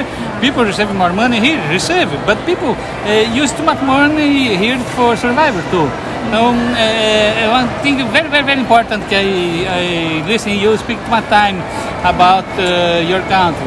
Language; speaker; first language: English; non-native, learner; Portuguese